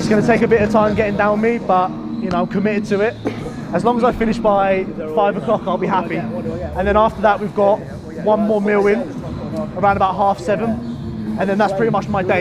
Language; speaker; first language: English; native; English